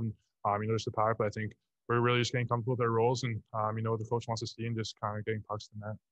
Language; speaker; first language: English; native; English